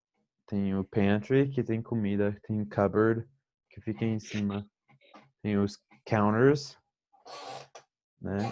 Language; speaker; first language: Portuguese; non-native, fluent; English